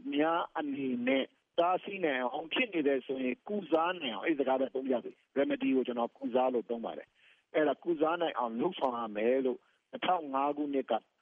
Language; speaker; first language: Burmese; native; Burmese